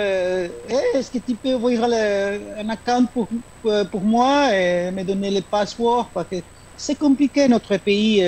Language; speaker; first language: French; non-native, fluent; Spanish